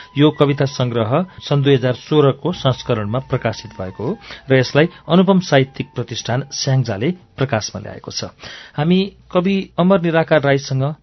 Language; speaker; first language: Nepali; native; Nepali